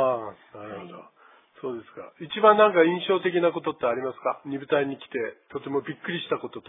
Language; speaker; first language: Japanese; native; Japanese